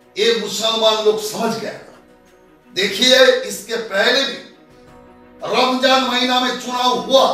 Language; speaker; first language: Hindi; non-native, local second language; Bangla